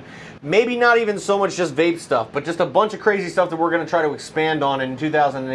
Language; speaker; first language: English; native; English